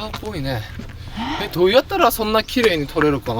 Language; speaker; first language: Japanese; non-native, fluent; Korean